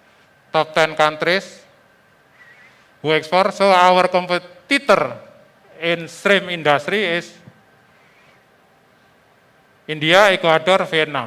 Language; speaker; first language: English; non-native, fluent; Indonesian